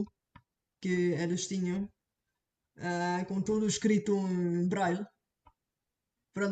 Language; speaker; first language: Portuguese; non-native, learner; Bulgarian